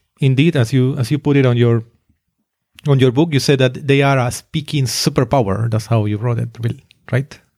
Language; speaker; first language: English; non-native, fluent; Spanish